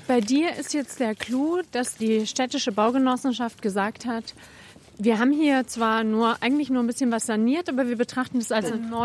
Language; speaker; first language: German; native; German